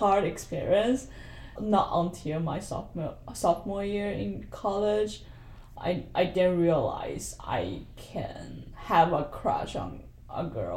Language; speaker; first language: English; non-native, fluent; Chinese